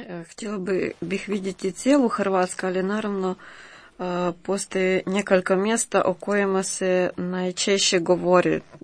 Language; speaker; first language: Croatian; non-native, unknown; Ukrainian